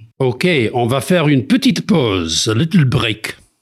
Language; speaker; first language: French; non-native, fluent; English